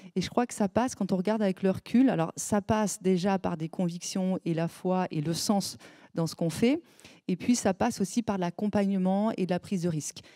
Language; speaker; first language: French; native; French